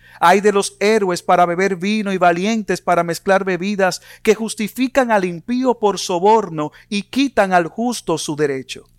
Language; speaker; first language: Spanish; native; Spanish